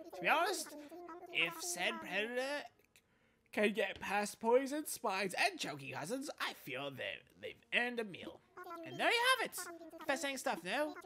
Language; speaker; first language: English; native; English